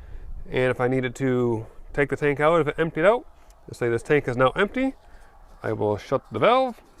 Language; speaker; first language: English; native; English